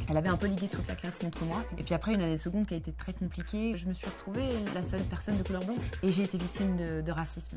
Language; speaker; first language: French; native; French